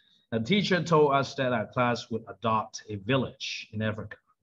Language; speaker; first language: English; non-native, local second language; Cantonese